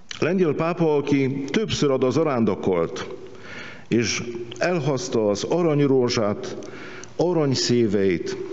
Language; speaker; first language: Hungarian; non-native, fluent; Polish